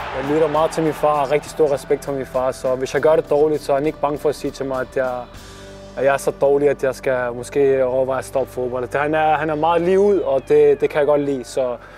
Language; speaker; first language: Danish; early bilingual, other home language; Arabic